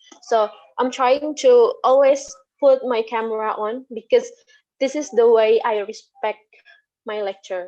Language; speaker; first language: English; non-native, fluent; Indonesian